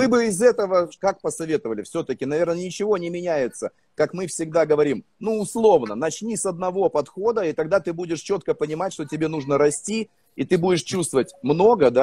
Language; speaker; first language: Russian; native; Russian